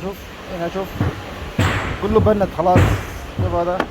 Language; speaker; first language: Arabic; non-native, learner; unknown